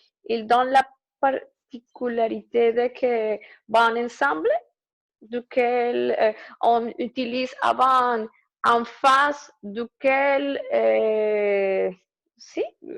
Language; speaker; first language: French; non-native, learner; Spanish